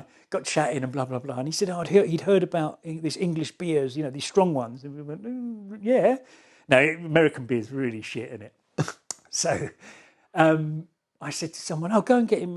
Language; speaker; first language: English; native; English